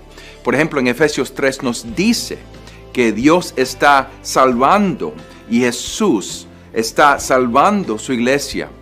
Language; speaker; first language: Spanish; non-native, fluent; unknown